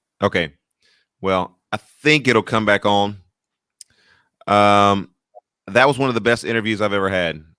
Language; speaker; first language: English; native; English